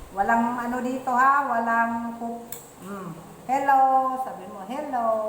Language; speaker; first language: Filipino; native; Filipino